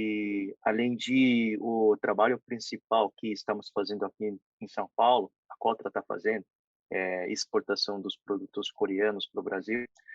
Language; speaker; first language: Portuguese; non-native, fluent; Korean